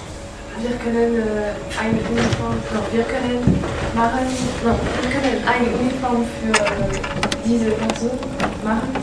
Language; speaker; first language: German; non-native, learner; French